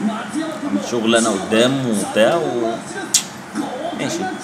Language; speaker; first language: Arabic; native; Arabic